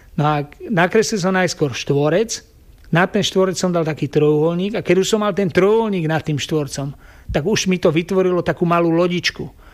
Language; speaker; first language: Slovak; native; Slovak